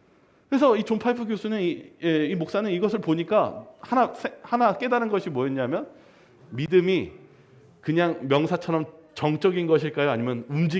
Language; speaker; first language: Korean; native; Korean